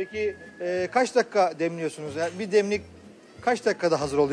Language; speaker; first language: Turkish; native; Turkish